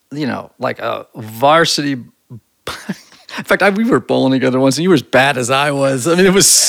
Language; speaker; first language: English; native; English